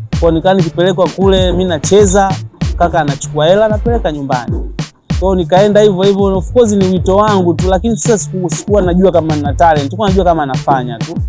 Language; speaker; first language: Swahili; native; Swahili